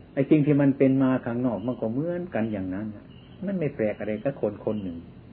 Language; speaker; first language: Thai; non-native, local second language; Lao